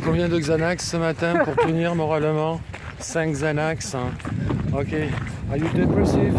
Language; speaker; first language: French; native; French